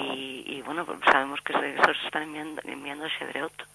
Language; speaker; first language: Spanish; native; Spanish